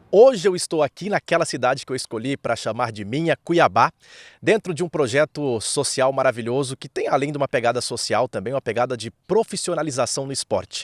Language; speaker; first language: Portuguese; native; Portuguese